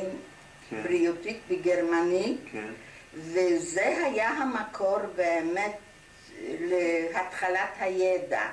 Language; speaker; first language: Hebrew; non-native, fluent; German